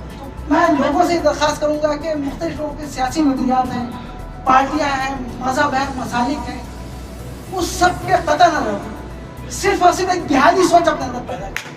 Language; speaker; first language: Urdu; native; Urdu